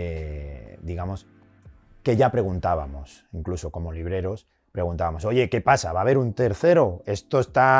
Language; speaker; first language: Spanish; native; Spanish